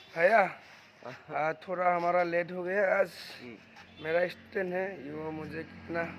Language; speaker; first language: Hindi; non-native, local second language; Assamese